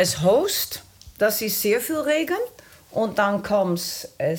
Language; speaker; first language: German; non-native, learner; Dutch